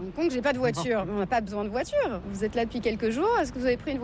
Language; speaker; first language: French; native; French